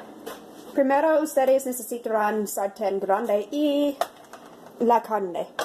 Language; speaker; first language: Spanish; non-native, learner; English